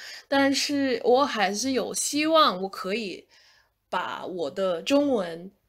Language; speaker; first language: Chinese; non-native, fluent; English